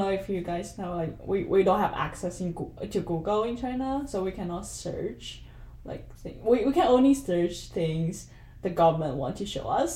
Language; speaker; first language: English; non-native, fluent; Chinese